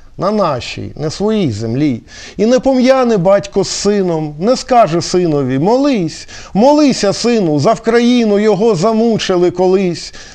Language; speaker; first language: Ukrainian; native; Ukrainian